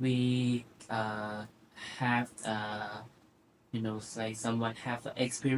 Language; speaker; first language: English; non-native, learner; Thai